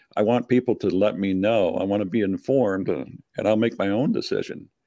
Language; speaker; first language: English; native; English